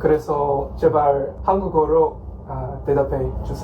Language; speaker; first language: Korean; non-native, learner; English